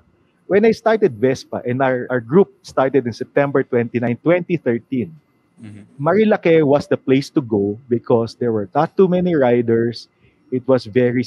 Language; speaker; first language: English; non-native, local second language; Filipino